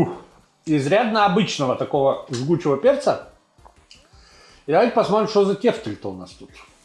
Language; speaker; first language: Russian; native; Russian